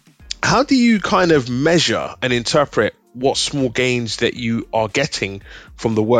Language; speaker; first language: English; native; English